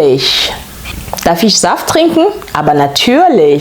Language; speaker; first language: German; non-native, fluent; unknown